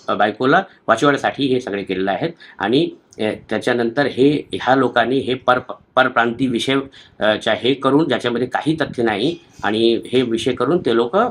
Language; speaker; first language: Marathi; non-native, local second language; Hindi